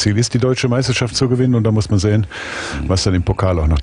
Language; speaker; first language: German; native; German